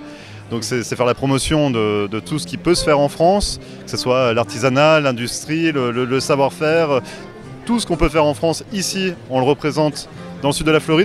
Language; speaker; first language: French; native; French